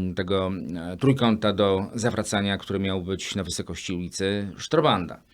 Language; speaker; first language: Polish; native; Polish